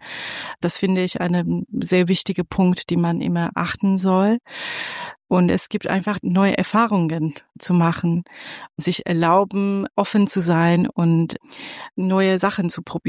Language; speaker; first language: German; non-native, fluent; Persian